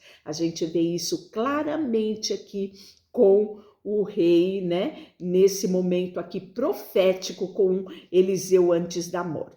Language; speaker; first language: Portuguese; native; Portuguese